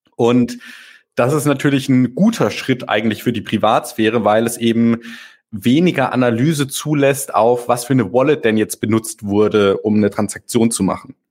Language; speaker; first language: German; native; German